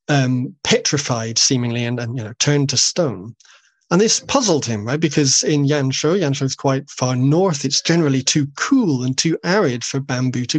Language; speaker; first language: English; native; English